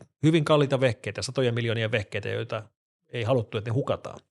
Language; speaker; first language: Finnish; native; Finnish